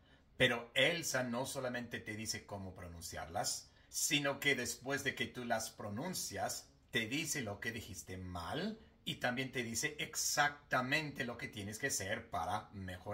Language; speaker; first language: Spanish; non-native, fluent; English